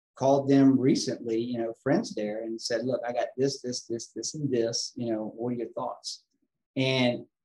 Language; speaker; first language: English; native; English